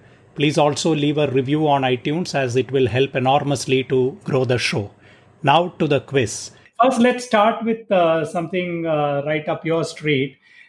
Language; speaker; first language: English; non-native, local second language; Malayalam